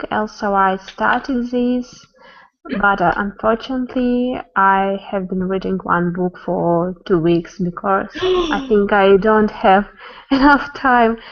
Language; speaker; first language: English; non-native, learner; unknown